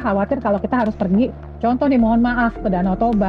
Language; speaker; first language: Indonesian; native; Indonesian